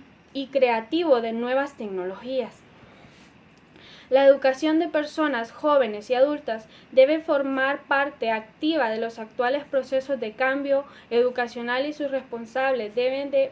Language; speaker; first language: Spanish; native; Spanish